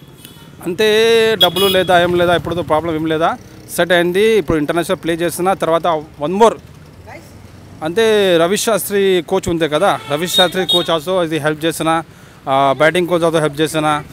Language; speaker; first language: Telugu; non-native, local second language; Urdu